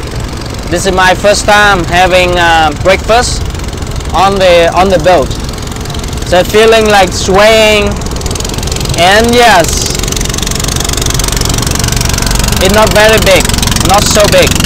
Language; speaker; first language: English; non-native, fluent; Vietnamese